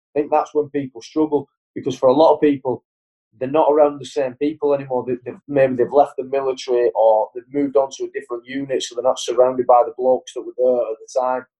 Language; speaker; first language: English; native; English